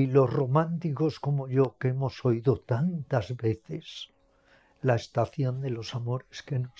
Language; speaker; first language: Spanish; native; Spanish